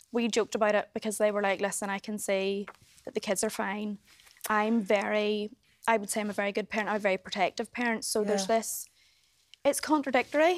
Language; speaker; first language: English; native; English